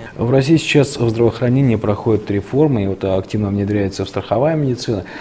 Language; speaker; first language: Russian; native; Russian